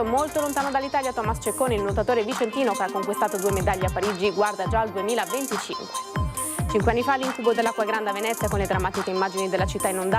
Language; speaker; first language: Italian; native; Italian